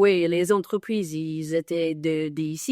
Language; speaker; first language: French; non-native, fluent; English